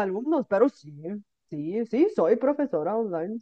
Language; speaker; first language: Spanish; non-native, fluent; Bulgarian